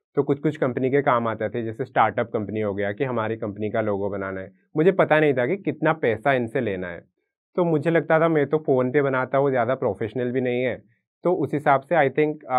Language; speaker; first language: Hindi; non-native, local second language; Odia